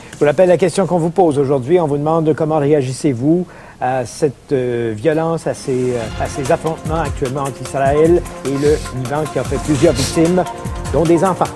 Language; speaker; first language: French; native; French